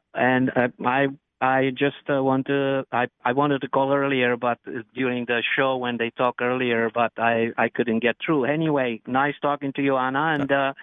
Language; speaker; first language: English; non-native, fluent; Romanian